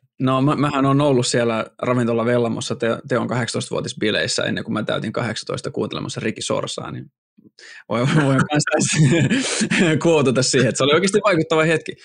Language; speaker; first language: Finnish; native; Finnish